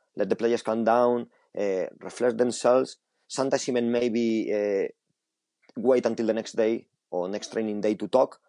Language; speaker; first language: English; non-native, fluent; Spanish